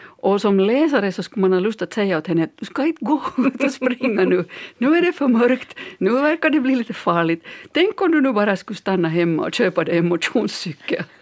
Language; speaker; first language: Swedish; native; Swedish